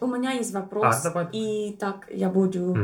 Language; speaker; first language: Russian; non-native, learner; English